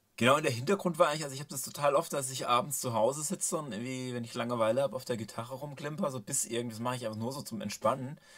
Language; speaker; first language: German; native; German